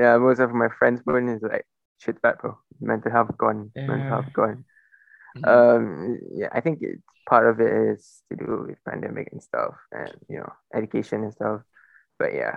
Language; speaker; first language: English; non-native, local second language; Malay